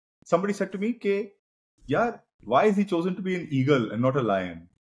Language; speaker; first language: Hindi; native; Hindi